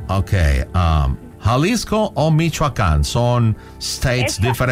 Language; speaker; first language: Spanish; non-native, local second language; English